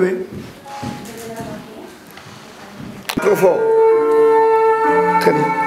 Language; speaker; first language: French; non-native, learner; Japanese